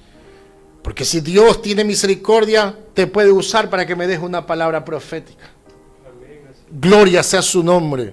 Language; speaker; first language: Spanish; native; Spanish